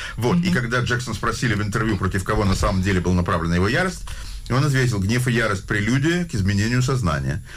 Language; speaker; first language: Russian; native; Russian